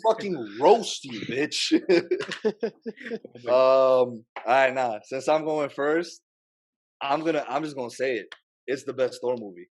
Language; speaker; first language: English; native; English